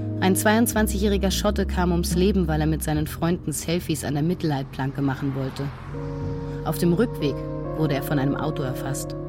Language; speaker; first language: German; native; German